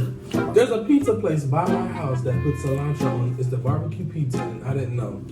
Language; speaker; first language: English; native; English